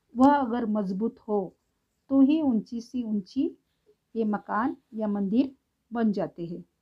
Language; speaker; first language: Hindi; non-native, local second language; Marathi